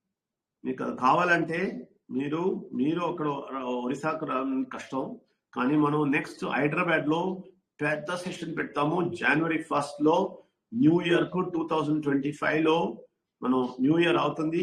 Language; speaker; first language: Telugu; non-native, learner; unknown